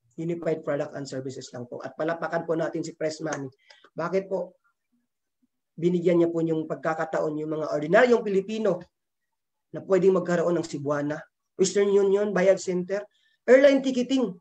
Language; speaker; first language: Filipino; non-native, local second language; Cebuano